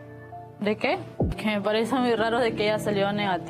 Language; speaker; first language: Spanish; native; Spanish